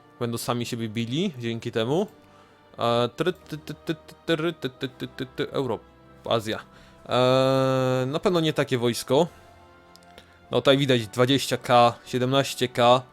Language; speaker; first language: Polish; native; Polish